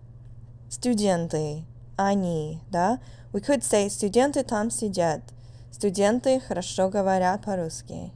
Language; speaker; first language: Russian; non-native, fluent; English